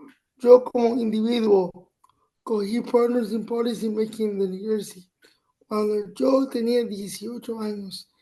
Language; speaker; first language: Spanish; early bilingual, other home language; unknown